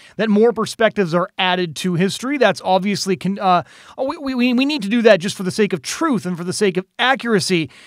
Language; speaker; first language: English; native; English